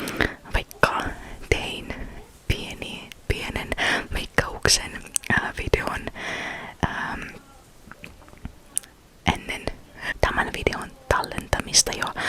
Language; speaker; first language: Finnish; non-native, fluent; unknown